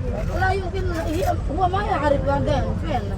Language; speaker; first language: Arabic; non-native, fluent; Indonesian